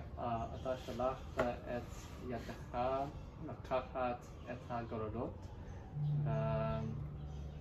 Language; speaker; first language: Hebrew; non-native, learner; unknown